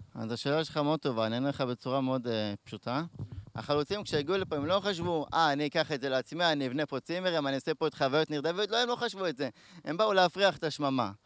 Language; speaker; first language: Hebrew; native; Hebrew